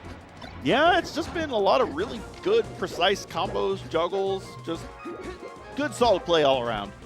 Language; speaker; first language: English; native; English